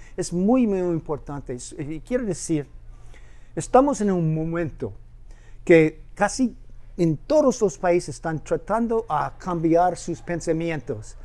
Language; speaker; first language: Spanish; non-native, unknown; English